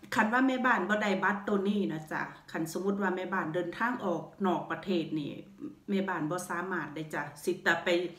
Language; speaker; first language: Thai; native; Thai